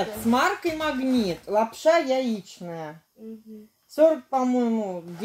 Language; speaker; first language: Russian; native; Russian